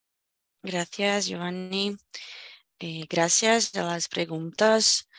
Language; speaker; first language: Spanish; non-native, fluent; Portuguese